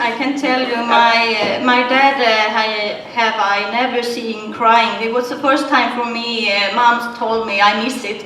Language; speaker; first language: English; non-native, learner; Swedish